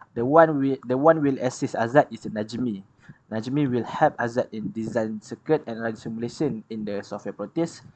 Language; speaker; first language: English; non-native, learner; Malay